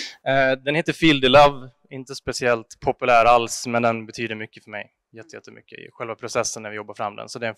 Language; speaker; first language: Swedish; native; Swedish